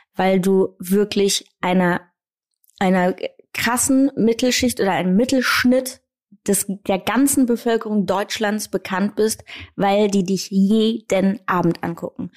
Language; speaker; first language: German; native; German